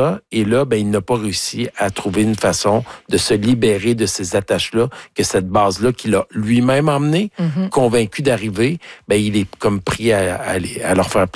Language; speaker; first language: French; native; French